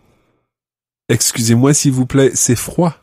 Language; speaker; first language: French; non-native, fluent; English